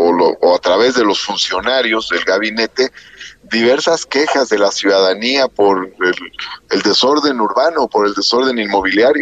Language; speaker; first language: Spanish; native; Spanish